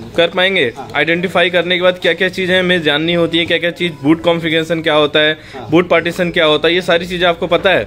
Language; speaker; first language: Hindi; native; Hindi